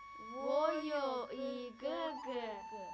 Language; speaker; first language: Chinese; non-native, learner; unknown